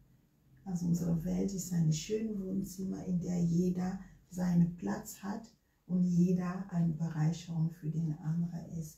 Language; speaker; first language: German; non-native, fluent; Ewe